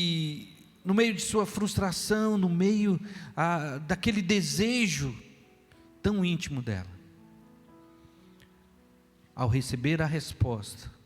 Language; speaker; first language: Portuguese; native; Portuguese